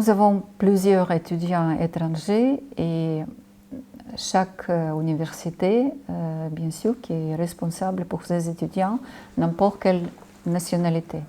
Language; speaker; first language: French; non-native, fluent; Ukrainian